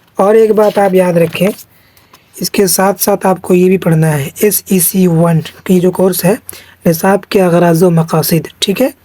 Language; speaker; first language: Urdu; native; Urdu